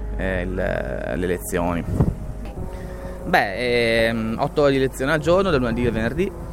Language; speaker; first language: Italian; native; Italian